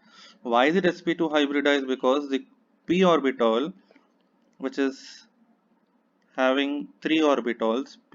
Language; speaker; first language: English; non-native, local second language; Hindi